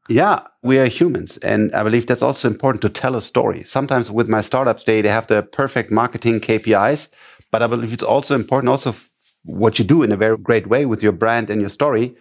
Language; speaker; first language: English; non-native, fluent; German